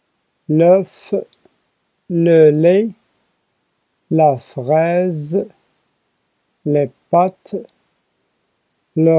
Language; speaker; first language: French; non-native, learner; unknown